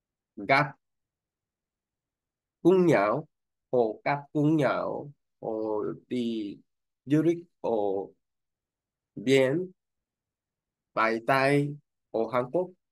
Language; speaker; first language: Vietnamese; non-native, learner; Korean